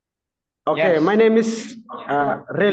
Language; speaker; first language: English; non-native, learner; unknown